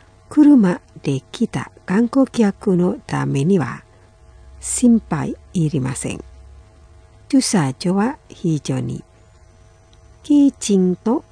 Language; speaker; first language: Japanese; non-native, fluent; Indonesian